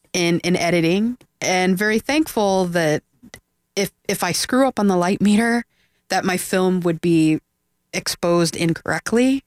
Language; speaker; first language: English; native; English